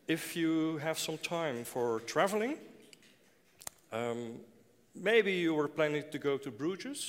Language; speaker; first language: English; non-native, fluent; Dutch